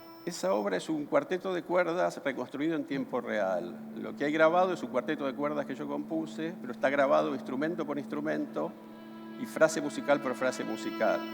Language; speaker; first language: Spanish; native; Spanish